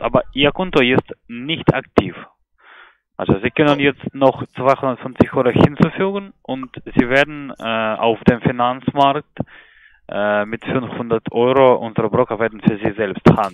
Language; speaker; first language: German; non-native, learner; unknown